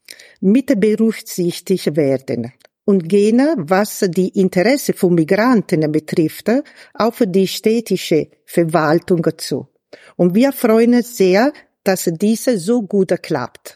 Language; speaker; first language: German; non-native, fluent; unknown